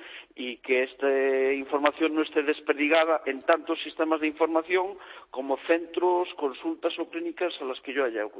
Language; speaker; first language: Spanish; native; Spanish